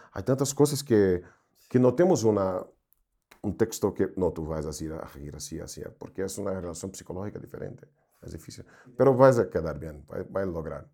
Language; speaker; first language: Spanish; non-native, fluent; Portuguese